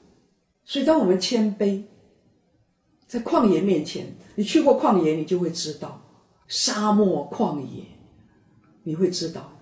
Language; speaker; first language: Chinese; native; Chinese